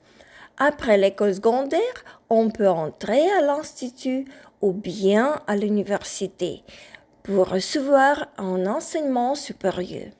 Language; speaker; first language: French; non-native, fluent; Ukrainian